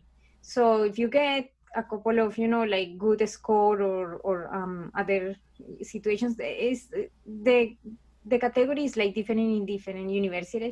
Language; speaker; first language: English; non-native, fluent; Spanish